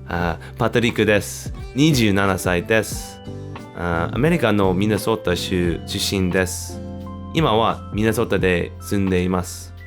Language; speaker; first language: Japanese; non-native, learner; English